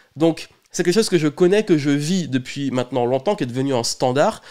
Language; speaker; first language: French; native; French